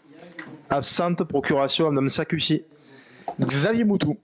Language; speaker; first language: French; native; French